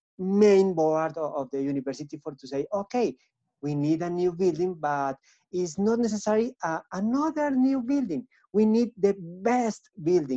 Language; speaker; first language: English; non-native, learner; Spanish